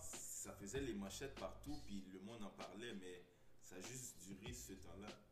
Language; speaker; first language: French; early bilingual, heritage; French